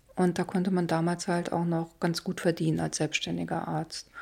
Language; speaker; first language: German; native; German